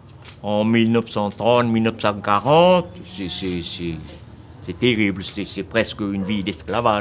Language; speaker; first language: French; non-native, local second language; Vietnamese